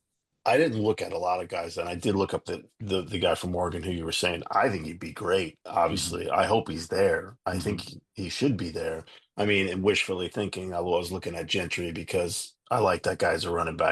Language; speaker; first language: English; native; English